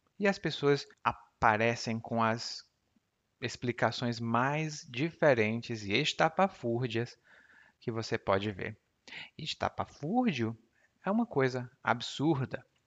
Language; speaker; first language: Portuguese; native; Portuguese